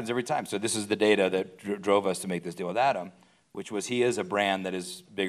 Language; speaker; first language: English; native; English